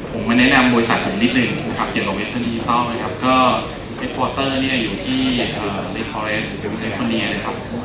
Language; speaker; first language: Thai; native; Thai